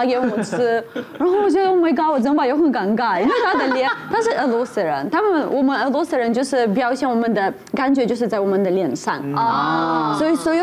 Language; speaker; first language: Chinese; non-native, fluent; Russian